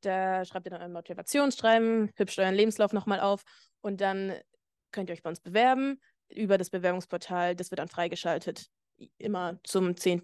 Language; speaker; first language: German; native; German